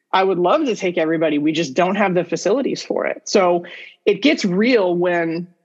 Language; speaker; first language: English; native; English